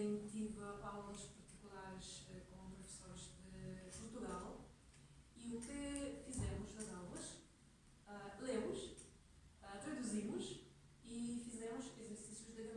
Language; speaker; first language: Portuguese; non-native, fluent; Russian